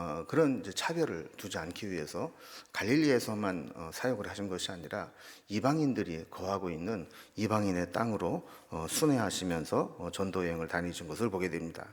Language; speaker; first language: Korean; native; Korean